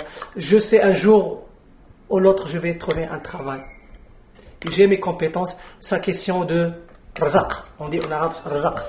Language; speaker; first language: French; non-native, local second language; Arabic